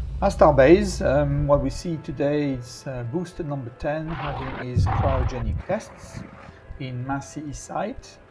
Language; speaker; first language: English; non-native, fluent; French